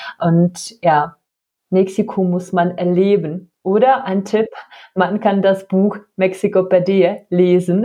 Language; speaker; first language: German; non-native, fluent; Czech